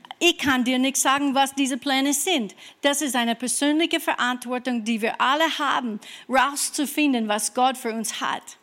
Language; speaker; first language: German; non-native, fluent; English